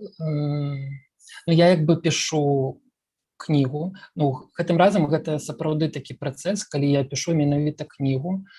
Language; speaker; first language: Belarusian; non-native, local second language; Russian